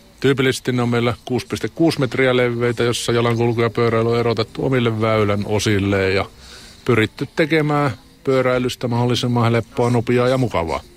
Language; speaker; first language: Finnish; native; Finnish